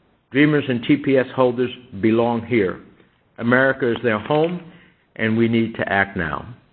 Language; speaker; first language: English; early bilingual, other home language; Spanish